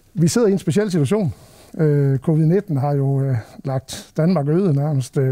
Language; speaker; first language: Danish; native; Danish